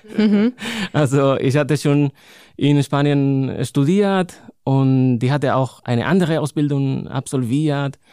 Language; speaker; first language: German; non-native, fluent; Spanish